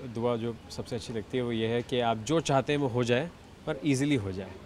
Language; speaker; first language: Hindi; native; Hindi